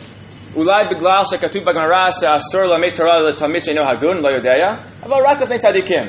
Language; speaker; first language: Hebrew; non-native, fluent; English